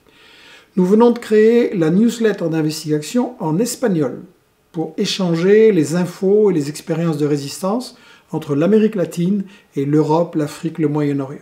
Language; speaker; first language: French; native; French